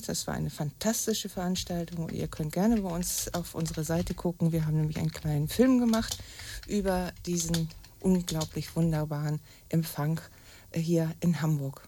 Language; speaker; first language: German; native; German